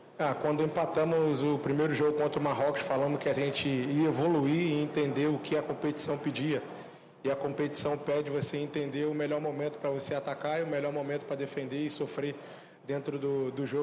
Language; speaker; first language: Portuguese; native; Portuguese